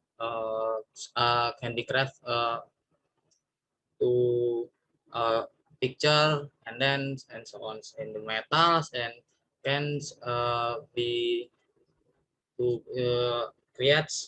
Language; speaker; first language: English; non-native, learner; Indonesian